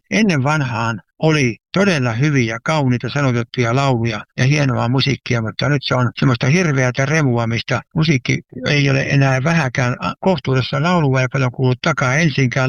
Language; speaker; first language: Finnish; native; Finnish